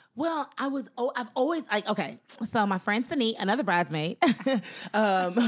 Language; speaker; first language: English; native; English